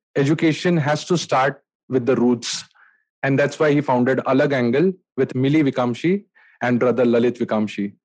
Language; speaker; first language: English; non-native, local second language; Marathi